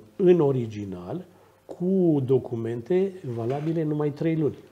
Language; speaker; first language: Romanian; native; Romanian